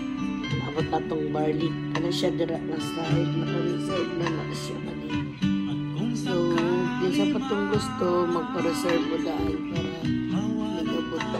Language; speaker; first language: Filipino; non-native, local second language; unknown